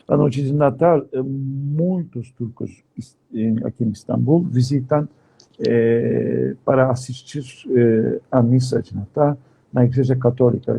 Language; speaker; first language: Portuguese; non-native, fluent; Turkish